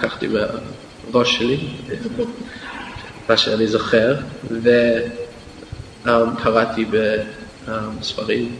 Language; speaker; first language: Hebrew; non-native, fluent; English